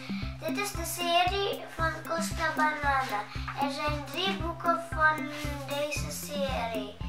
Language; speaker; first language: Dutch; early bilingual, other home language; Indonesian